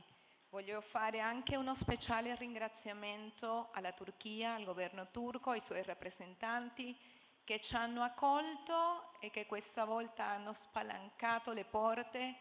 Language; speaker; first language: Italian; non-native, fluent; Turkish